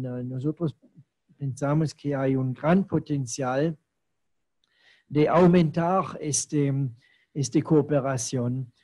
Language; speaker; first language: Spanish; non-native, fluent; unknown